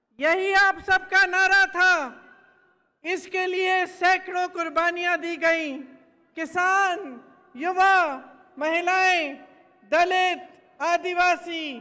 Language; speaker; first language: Hindi; native; Hindi